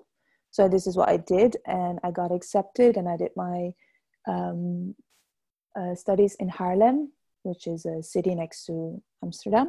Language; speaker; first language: English; non-native, fluent; Dutch